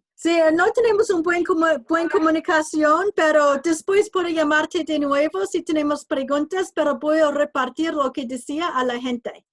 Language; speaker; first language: Spanish; non-native, learner; English